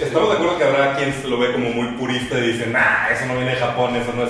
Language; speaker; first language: Spanish; native; Spanish